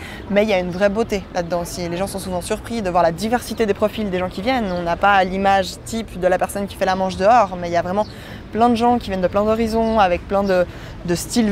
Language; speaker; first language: French; native; French